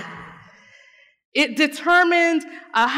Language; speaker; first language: English; early bilingual, other home language; Spanish